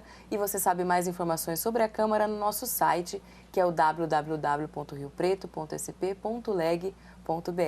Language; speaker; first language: Portuguese; native; Portuguese